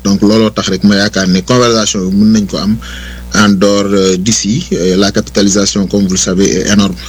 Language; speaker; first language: French; non-native, local second language; Wolof